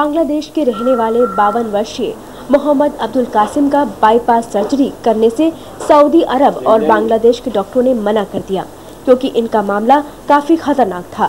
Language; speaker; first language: Hindi; native; Hindi